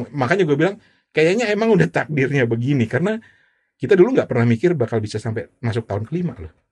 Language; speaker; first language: Indonesian; native; Indonesian